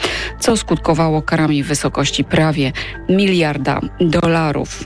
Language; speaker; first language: Polish; native; Polish